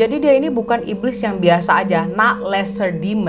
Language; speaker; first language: Indonesian; native; Indonesian